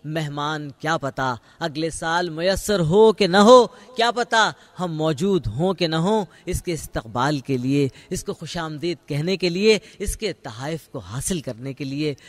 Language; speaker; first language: Urdu; native; Urdu